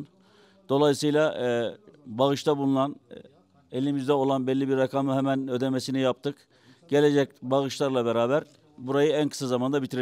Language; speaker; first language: Turkish; native; Turkish